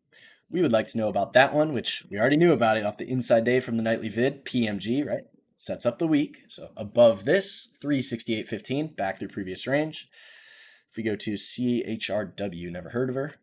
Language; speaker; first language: English; native; English